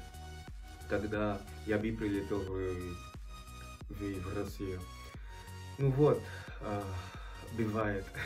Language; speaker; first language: Russian; non-native, learner; Portuguese